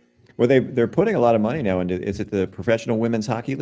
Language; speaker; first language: English; native; English